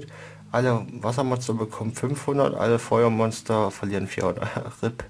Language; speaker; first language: German; native; German